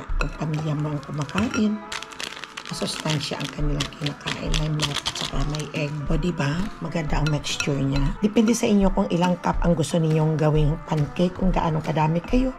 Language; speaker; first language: Filipino; non-native, local second language; Cebuano